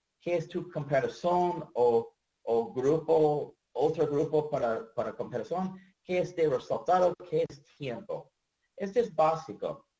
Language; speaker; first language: Spanish; non-native, learner; English